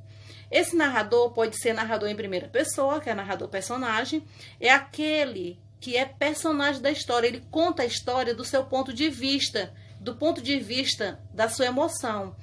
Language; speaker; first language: Portuguese; native; Portuguese